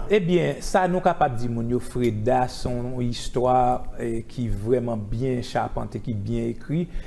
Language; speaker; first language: French; non-native, local second language; Haitian Creole